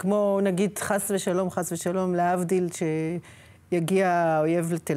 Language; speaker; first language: Hebrew; native; Hebrew